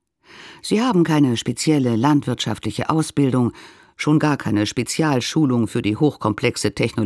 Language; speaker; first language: German; native; German